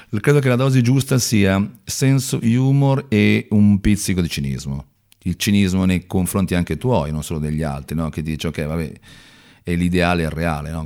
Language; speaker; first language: Italian; native; Italian